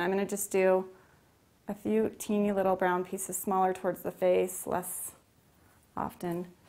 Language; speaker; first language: English; native; English